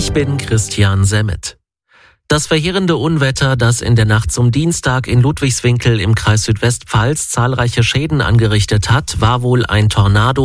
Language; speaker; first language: German; native; German